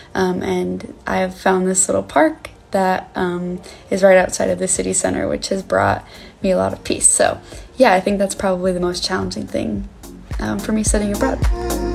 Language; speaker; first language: English; native; English